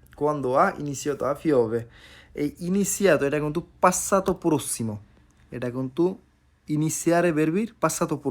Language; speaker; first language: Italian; non-native, fluent; Bangla